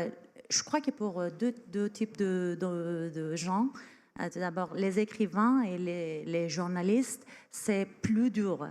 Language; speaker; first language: French; non-native, fluent; Persian